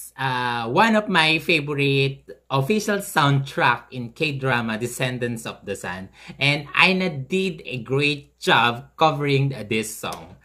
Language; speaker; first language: English; non-native, local second language; Filipino